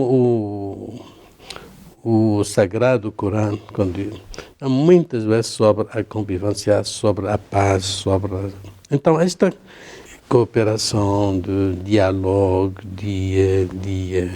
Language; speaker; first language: Portuguese; non-native, learner; Arabic